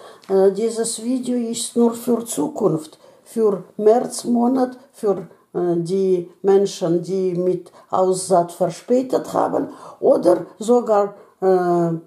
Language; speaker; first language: German; non-native, learner; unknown